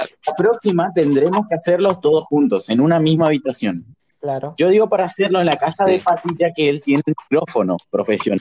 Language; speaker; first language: Spanish; native; Spanish